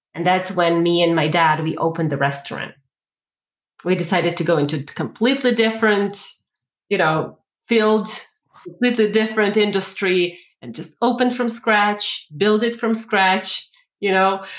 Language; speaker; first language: English; non-native, fluent; Ukrainian